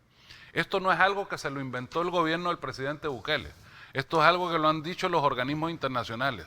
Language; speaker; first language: Spanish; native; Spanish